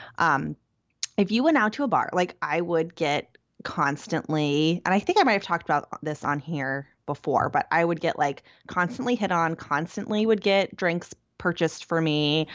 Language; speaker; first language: English; native; English